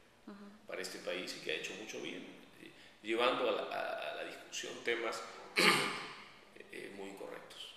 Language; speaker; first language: Spanish; native; Spanish